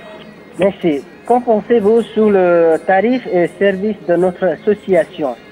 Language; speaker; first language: French; non-native, learner; Nepali